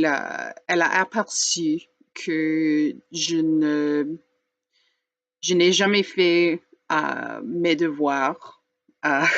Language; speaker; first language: French; non-native, learner; English